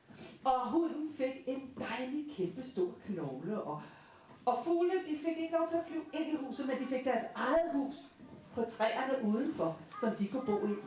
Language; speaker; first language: Danish; native; Danish